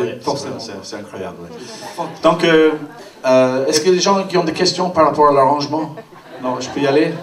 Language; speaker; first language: French; non-native, fluent; English